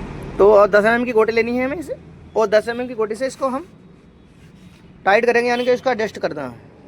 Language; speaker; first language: Hindi; native; Hindi